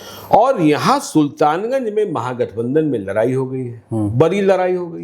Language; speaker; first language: Hindi; native; Hindi